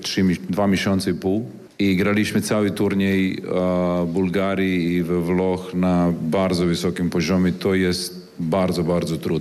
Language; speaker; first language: Polish; non-native, fluent; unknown